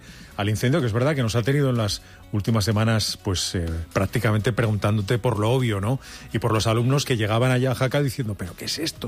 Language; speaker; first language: Spanish; native; Spanish